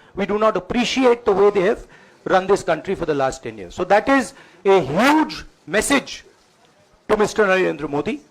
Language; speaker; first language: English; non-native, local second language; Hindi